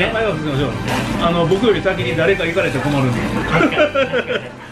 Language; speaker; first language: Japanese; native; Japanese